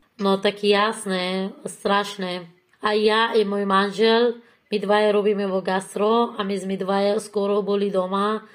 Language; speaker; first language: Slovak; non-native, learner; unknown